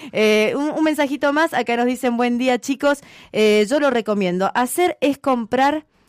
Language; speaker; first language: Spanish; native; Spanish